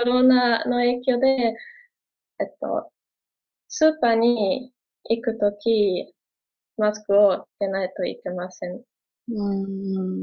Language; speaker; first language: Japanese; non-native, learner; German